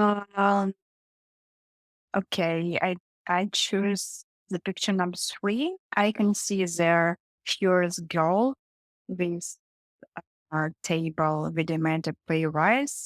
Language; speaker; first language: English; non-native, learner; Russian